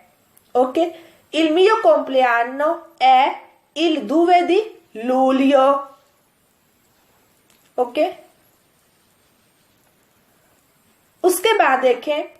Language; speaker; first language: Italian; non-native, fluent; Urdu